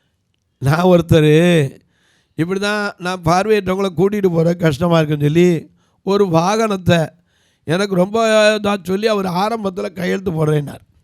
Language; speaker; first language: Tamil; native; Tamil